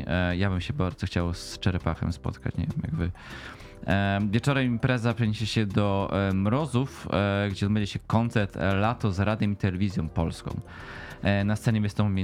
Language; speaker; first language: Polish; native; Polish